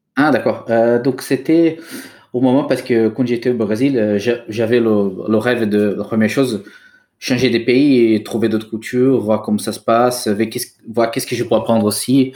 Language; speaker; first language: French; non-native, fluent; Portuguese